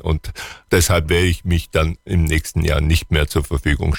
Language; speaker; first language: German; native; German